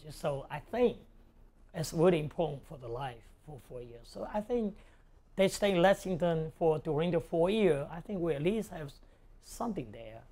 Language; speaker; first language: English; non-native, local second language; Cantonese